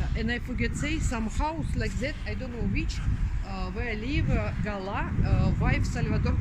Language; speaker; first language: English; non-native, learner; Russian